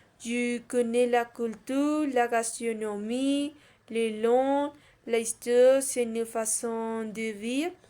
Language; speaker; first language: French; non-native, learner; Spanish